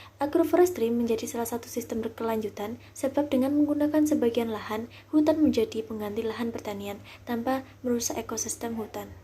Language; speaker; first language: Indonesian; native; Indonesian